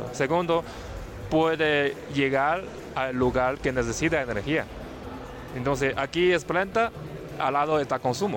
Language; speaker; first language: Spanish; non-native, learner; Chinese